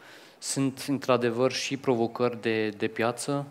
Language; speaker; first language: Romanian; non-native, fluent; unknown